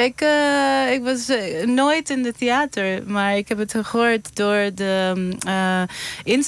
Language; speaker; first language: Dutch; non-native, learner; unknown